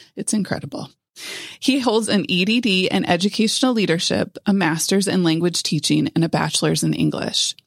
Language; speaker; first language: English; native; English